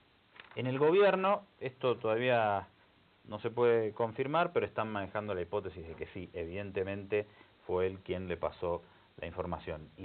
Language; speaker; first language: Spanish; native; Spanish